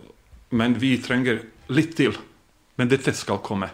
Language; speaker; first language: Norwegian; non-native, fluent; Bosnian